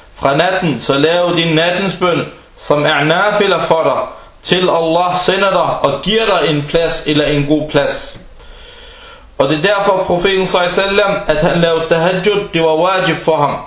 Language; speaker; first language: Danish; non-native, fluent; Arabic